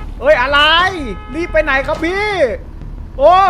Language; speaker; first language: Thai; native; Thai